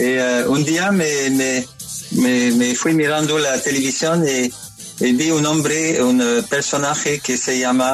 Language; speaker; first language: Spanish; non-native, learner; French